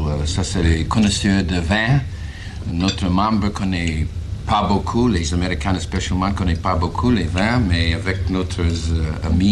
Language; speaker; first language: French; non-native, learner; English